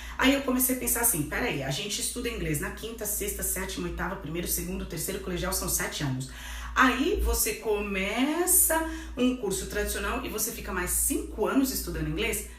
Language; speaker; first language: Portuguese; native; Portuguese